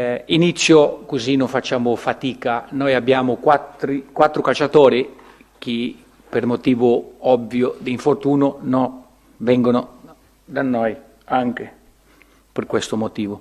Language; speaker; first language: Italian; non-native, fluent; Portuguese